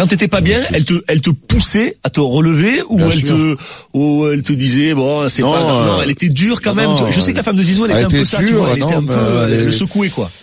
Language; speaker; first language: French; native; French